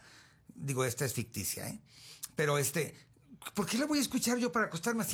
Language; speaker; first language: Spanish; native; Spanish